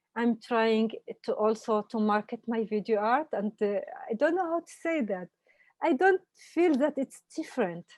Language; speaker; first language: English; non-native, fluent; Hebrew